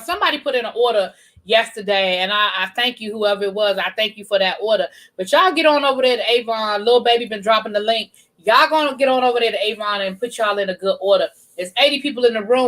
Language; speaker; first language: English; native; English